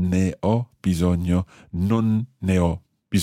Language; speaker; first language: Italian; non-native, fluent; English